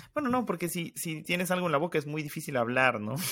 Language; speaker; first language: Spanish; native; Spanish